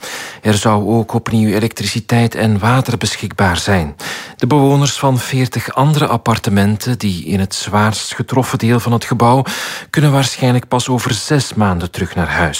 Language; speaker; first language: Dutch; native; Dutch